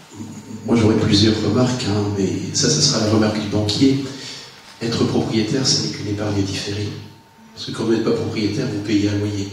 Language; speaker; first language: French; native; French